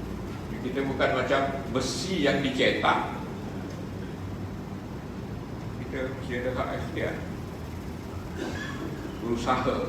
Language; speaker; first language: Malay; native; Malay